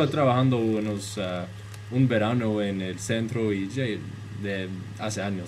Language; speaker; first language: Spanish; early bilingual, heritage; Spanish